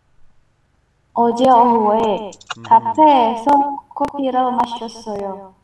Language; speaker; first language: Korean; non-native, learner; Indonesian